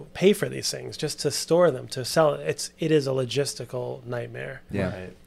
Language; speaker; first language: English; native; English